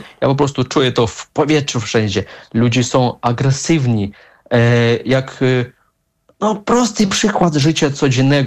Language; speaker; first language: Polish; non-native, fluent; Russian